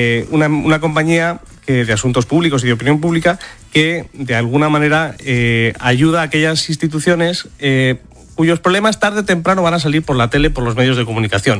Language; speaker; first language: Spanish; native; Spanish